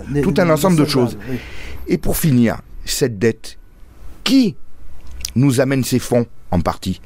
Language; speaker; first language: French; native; French